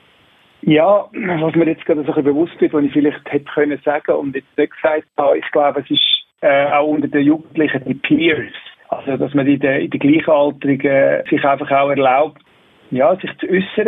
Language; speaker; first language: German; native; German